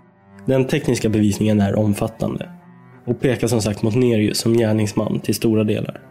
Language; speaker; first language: Swedish; native; Swedish